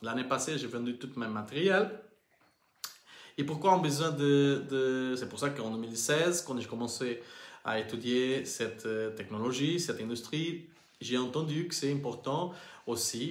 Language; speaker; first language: French; non-native, learner; Portuguese